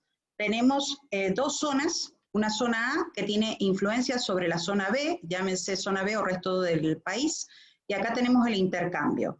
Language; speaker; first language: Spanish; native; Spanish